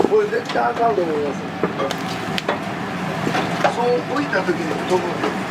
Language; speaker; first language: Japanese; native; Japanese